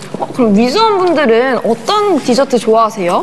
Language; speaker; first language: Korean; native; Korean